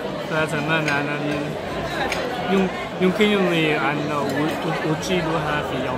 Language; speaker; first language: Arabic; non-native, learner; Chinese